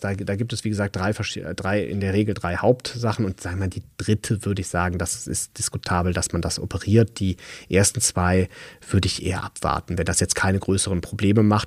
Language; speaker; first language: German; native; German